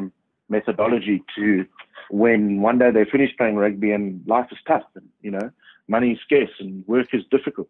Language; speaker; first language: English; native; English